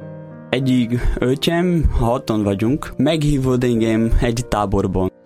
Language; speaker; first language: Hungarian; non-native, learner; Portuguese